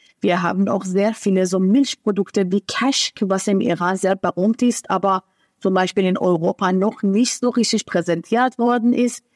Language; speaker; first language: German; non-native, fluent; Persian